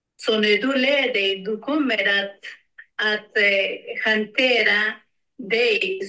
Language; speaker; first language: Swedish; non-native, learner; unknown